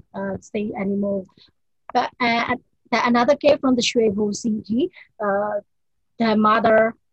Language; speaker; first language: English; non-native, learner; Burmese